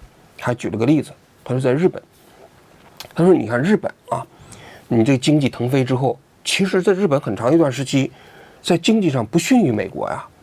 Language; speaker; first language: Chinese; native; Chinese